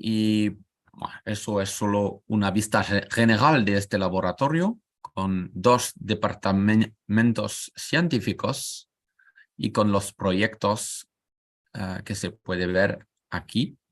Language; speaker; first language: Spanish; non-native, learner; French